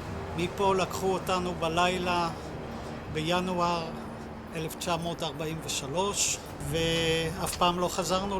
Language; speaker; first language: Hebrew; non-native, fluent; Dutch